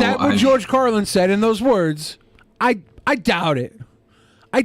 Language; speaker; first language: English; native; English